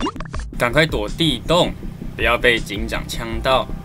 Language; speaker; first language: Chinese; native; Chinese